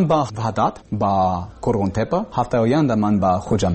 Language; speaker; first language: Persian; non-native, learner; English